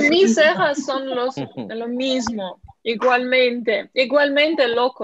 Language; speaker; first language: Spanish; non-native, learner; English